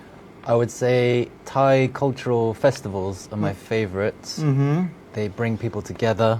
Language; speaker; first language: English; non-native, fluent; French